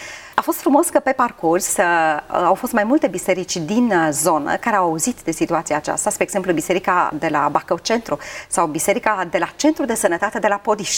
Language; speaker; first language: Romanian; native; Romanian